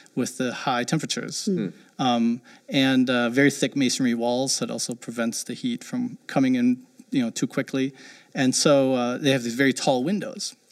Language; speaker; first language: English; early bilingual, heritage; German